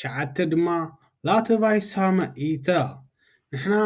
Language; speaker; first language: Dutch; non-native, fluent; Tigrinya